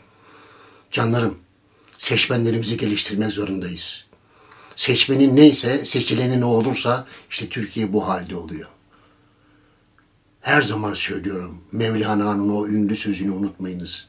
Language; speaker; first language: Turkish; native; Turkish